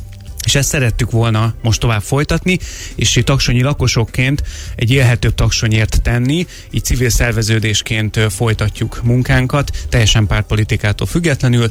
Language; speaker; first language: Hungarian; native; Hungarian